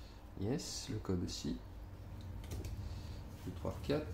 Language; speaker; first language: French; native; French